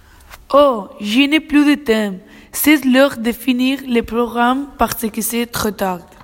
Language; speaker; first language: French; non-native, learner; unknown